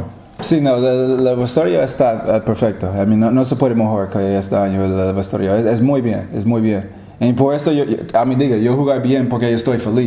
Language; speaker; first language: Spanish; non-native, learner; English